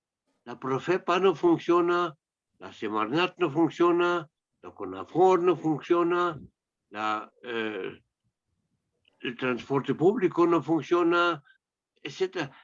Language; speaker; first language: Spanish; non-native, fluent; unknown